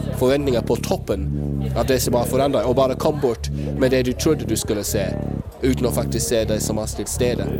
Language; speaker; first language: Norwegian; non-native, fluent; English